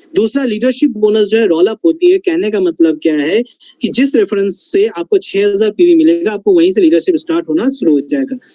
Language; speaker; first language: Hindi; non-native, local second language; Bangla